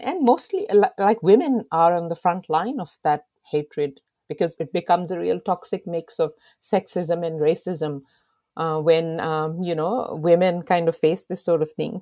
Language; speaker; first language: English; non-native, local second language; Urdu